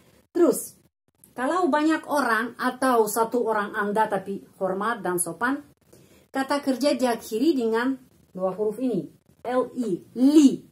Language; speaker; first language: Indonesian; non-native, fluent; Russian